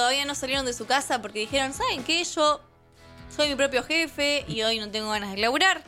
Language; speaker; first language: Spanish; native; Spanish